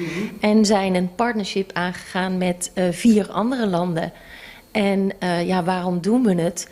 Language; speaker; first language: Dutch; non-native, local second language; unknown